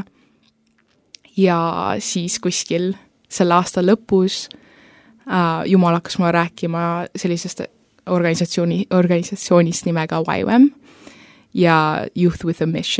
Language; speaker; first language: Estonian; early bilingual, heritage; Estonian